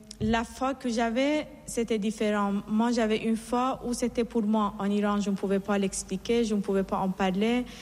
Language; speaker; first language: French; non-native, fluent; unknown